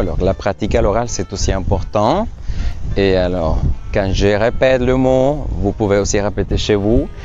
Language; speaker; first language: French; non-native, fluent; Spanish